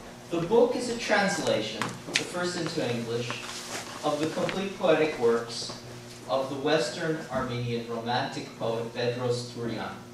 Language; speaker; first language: English; native; English